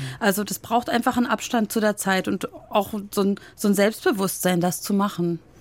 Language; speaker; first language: German; native; German